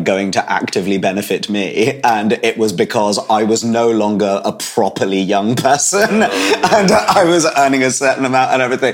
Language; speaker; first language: English; native; English